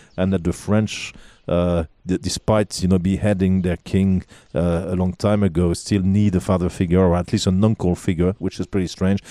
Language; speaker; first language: English; non-native, fluent; French